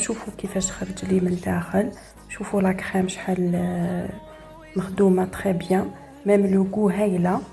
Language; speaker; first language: Arabic; native; Arabic